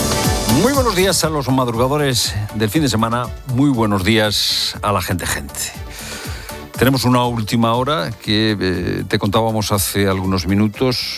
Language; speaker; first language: Spanish; native; Spanish